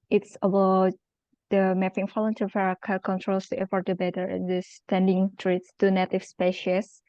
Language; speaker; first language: English; non-native, local second language; Indonesian